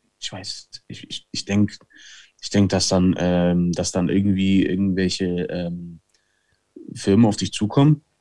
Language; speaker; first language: German; early bilingual, other home language; Italian